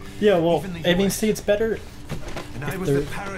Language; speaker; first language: English; native; English